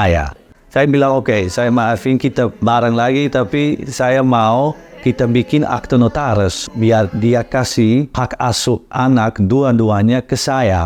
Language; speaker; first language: Indonesian; non-native, learner; Dutch